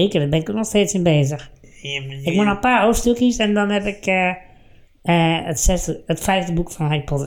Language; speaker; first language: Dutch; native; Dutch